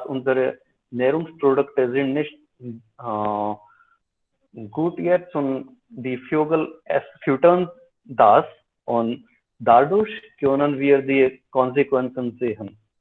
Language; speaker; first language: German; non-native, fluent; Hindi